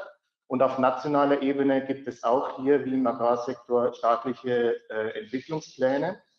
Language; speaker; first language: German; native; German